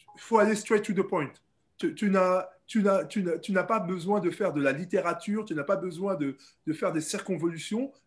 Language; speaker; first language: French; native; French